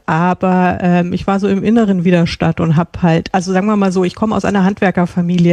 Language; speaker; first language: German; native; German